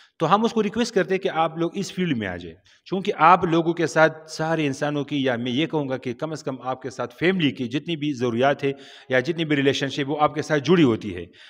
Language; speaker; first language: Urdu; non-native, local second language; Pashto